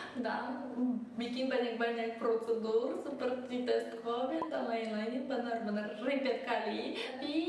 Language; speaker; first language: Indonesian; early bilingual, other home language; Russian